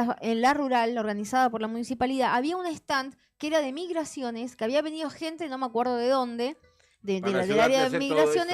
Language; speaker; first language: Spanish; native; Spanish